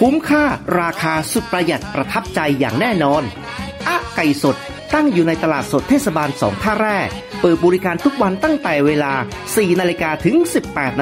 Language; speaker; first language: Thai; native; Thai